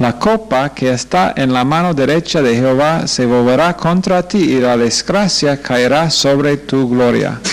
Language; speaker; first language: Spanish; non-native, fluent; English